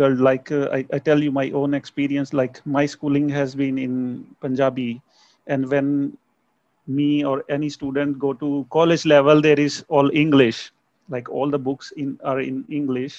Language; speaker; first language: English; non-native, local second language; Punjabi